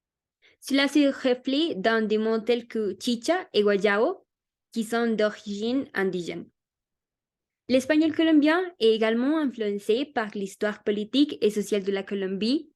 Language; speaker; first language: French; non-native, learner; Spanish